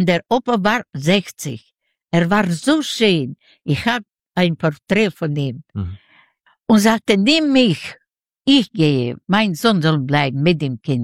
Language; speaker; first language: German; non-native, fluent; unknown